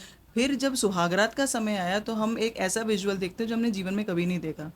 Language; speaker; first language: Hindi; native; Hindi